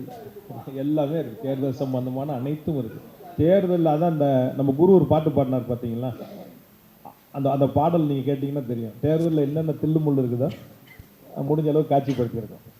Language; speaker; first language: Tamil; native; Tamil